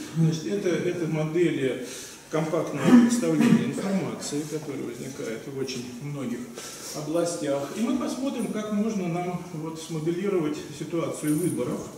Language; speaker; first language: Russian; native; Russian